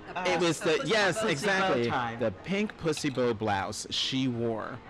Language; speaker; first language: English; native; English